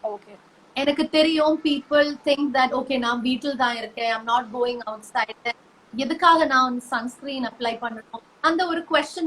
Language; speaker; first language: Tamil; non-native, learner; Malayalam